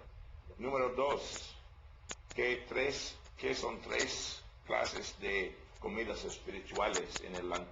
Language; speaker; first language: Spanish; non-native, learner; English